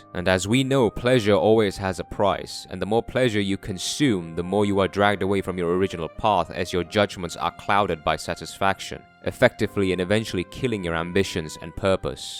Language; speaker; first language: English; non-native, fluent; Korean